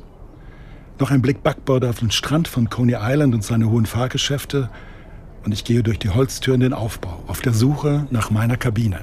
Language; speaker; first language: German; native; German